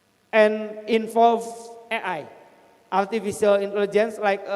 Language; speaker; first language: English; non-native, fluent; Indonesian